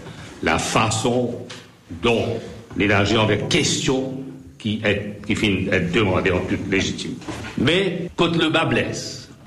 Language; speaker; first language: French; non-native, local second language; Morisyen